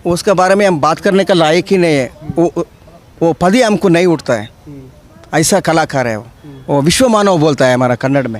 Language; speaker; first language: Hindi; non-native, local second language; Kannada